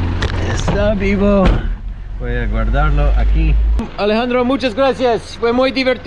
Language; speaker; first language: Spanish; non-native, learner; English